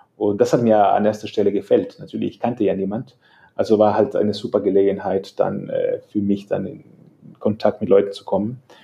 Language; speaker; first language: German; non-native, fluent; Spanish